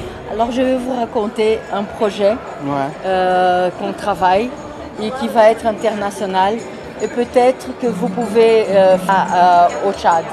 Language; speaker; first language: French; non-native, fluent; Portuguese